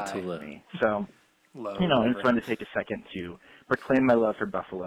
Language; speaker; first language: English; native; English